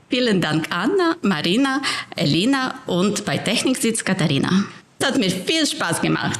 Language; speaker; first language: German; non-native, fluent; Ukrainian